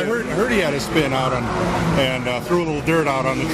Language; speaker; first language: English; native; English